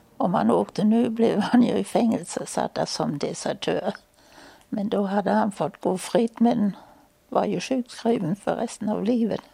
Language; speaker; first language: Swedish; non-native, fluent; German